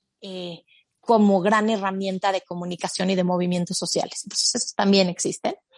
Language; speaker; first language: Spanish; native; Spanish